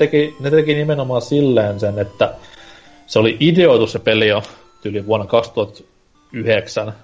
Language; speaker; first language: Finnish; native; Finnish